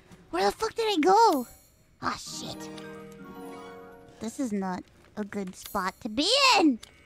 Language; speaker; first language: English; early bilingual, other home language; Spanish